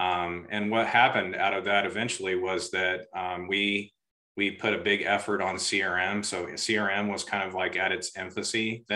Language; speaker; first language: English; native; English